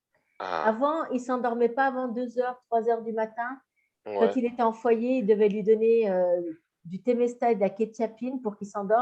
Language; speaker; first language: French; native; French